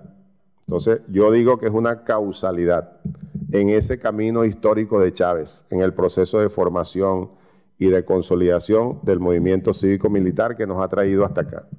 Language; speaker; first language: Spanish; native; Spanish